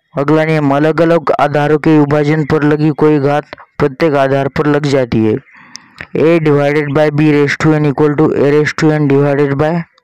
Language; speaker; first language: Hindi; non-native, local second language; Marathi